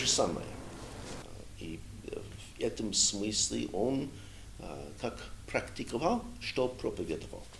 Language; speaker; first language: Russian; non-native, learner; English